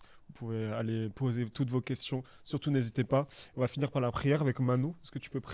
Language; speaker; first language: French; native; French